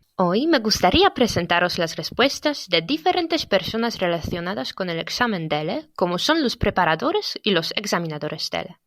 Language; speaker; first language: Spanish; non-native, fluent; Polish